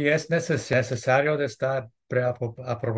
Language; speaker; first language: Spanish; early bilingual, heritage; English